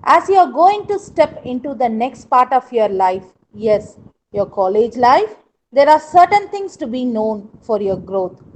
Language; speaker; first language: English; non-native, local second language; Tamil